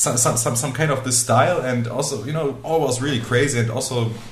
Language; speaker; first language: English; non-native, fluent; German